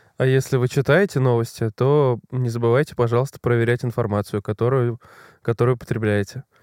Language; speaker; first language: Russian; native; Russian